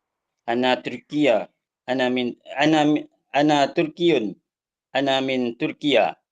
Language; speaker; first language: Arabic; non-native, learner; Malay